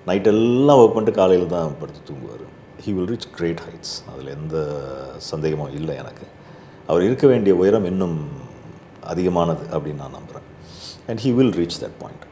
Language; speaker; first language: Tamil; native; Tamil